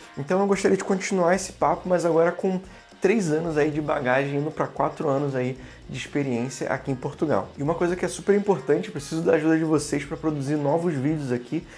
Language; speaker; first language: Portuguese; native; Portuguese